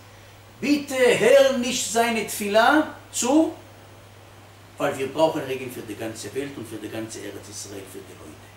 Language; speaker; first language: German; non-native, fluent; Hebrew